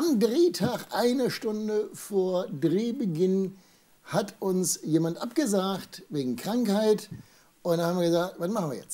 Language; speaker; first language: German; native; German